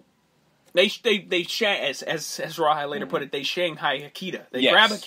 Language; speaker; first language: English; native; English